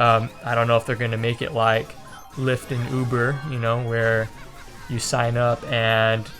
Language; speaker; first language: English; native; English